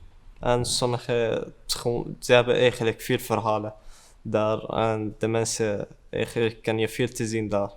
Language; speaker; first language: Dutch; early bilingual, other home language; Arabic